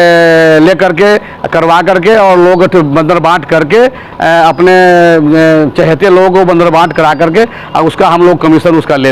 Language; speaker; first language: Hindi; native; Hindi